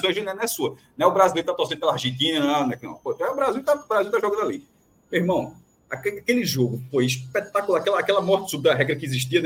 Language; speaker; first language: Portuguese; native; Portuguese